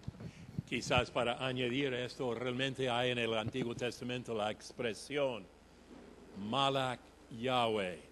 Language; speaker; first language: Spanish; non-native, fluent; English